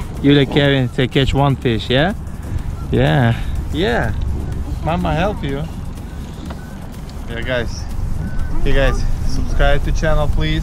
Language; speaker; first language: English; non-native, learner; Ukrainian